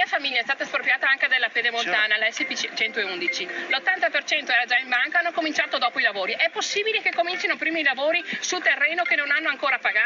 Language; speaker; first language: Italian; native; Italian